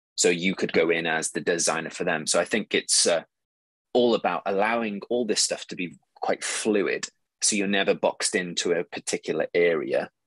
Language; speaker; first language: English; native; English